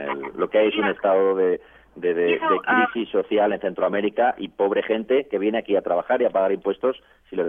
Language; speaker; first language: Spanish; native; Spanish